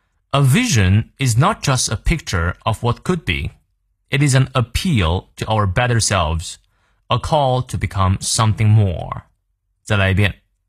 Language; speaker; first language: English; non-native, fluent; Chinese